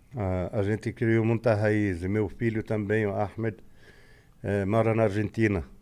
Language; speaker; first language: Portuguese; non-native, fluent; Arabic